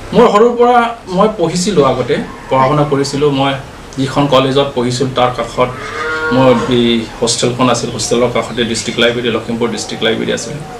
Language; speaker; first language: Assamese; non-native, local second language; Mising